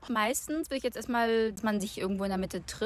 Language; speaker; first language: German; native; German